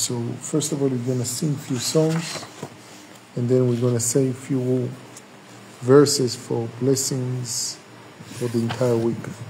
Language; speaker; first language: English; non-native, fluent; Hebrew